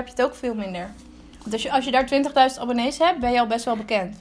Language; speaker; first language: Dutch; native; Dutch